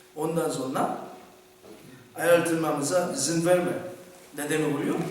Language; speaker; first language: Turkish; non-native, fluent; Korean